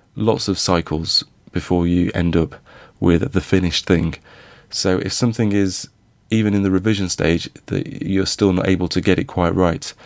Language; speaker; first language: English; native; English